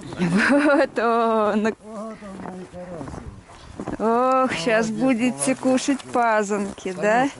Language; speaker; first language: Russian; native; Russian